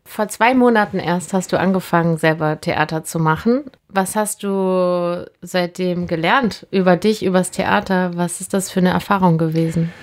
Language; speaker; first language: German; native; German